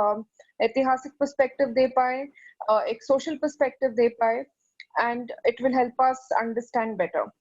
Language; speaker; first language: Hindi; native; Hindi